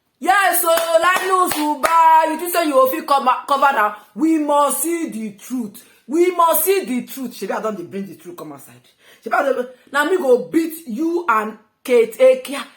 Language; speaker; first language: Nigerian Pidgin; non-native, local second language; Igbo